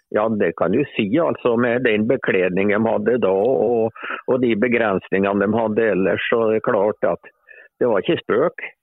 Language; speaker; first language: Norwegian; native; Norwegian